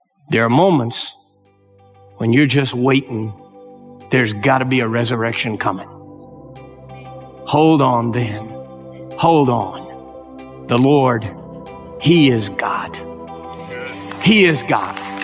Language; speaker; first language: English; native; English